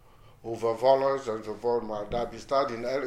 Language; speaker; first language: Dutch; non-native, learner; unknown